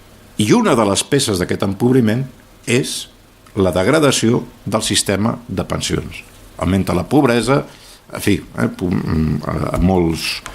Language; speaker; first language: Catalan; native; Catalan